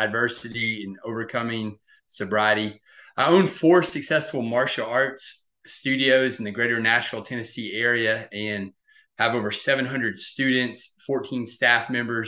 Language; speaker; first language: English; native; English